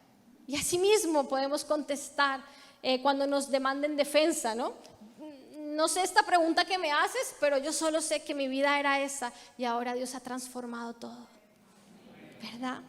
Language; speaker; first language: Spanish; native; Spanish